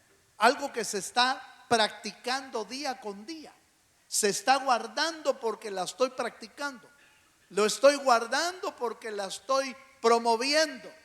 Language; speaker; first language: Spanish; native; Spanish